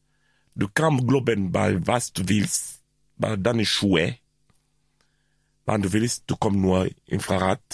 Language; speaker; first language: German; non-native, learner; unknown